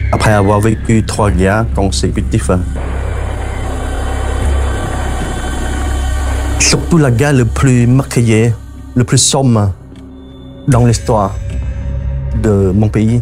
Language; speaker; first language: French; non-native, fluent; Khmer